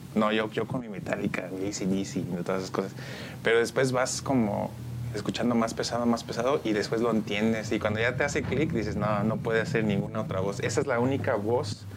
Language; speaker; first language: Spanish; early bilingual, heritage; Spanish